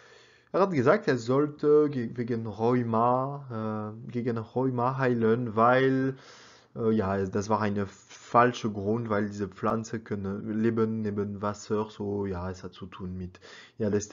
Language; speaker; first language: German; non-native, learner; French